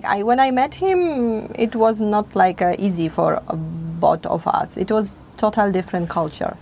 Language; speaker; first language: English; non-native, fluent; Polish